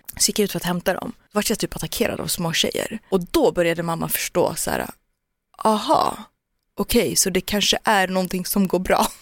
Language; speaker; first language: Swedish; early bilingual, other home language; Turoyo